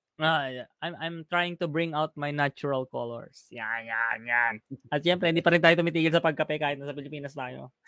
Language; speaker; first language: Filipino; native; Filipino